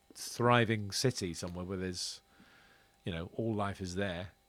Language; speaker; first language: English; native; English